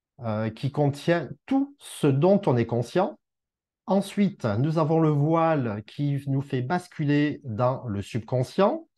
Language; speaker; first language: French; native; French